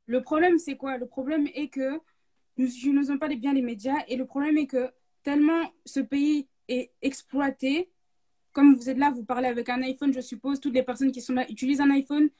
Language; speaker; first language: French; native; French